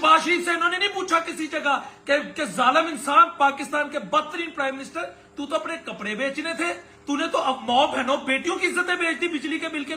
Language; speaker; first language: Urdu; non-native, local second language; Punjabi